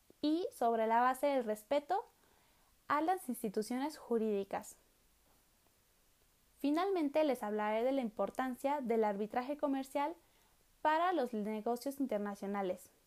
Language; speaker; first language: Spanish; native; Spanish